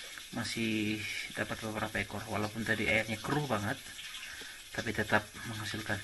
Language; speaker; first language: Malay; non-native, local second language; Batak Toba